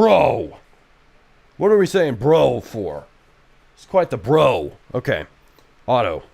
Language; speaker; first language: English; native; English